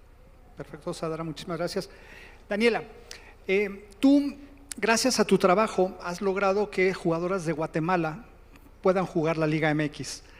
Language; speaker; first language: Spanish; native; Spanish